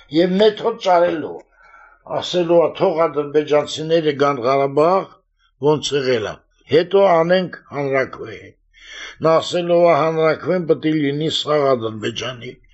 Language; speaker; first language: Armenian; native; Armenian